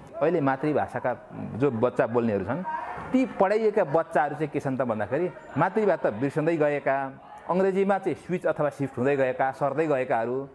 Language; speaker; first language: Nepali; non-native, local second language; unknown